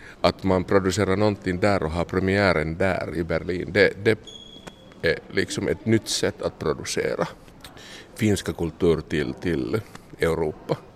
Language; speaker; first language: Swedish; non-native, local second language; Finnish